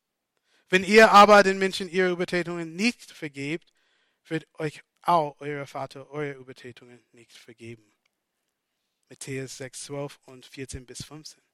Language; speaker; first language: German; non-native, fluent; English